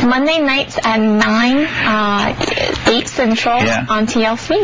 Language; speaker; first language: English; early bilingual, other home language; Chinese